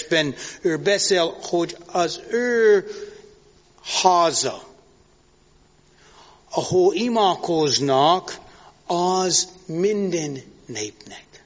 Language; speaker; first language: Hungarian; non-native, learner; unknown